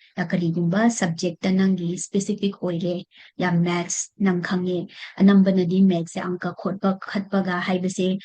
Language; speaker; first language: Manipuri; non-native, local second language; Rongmei Naga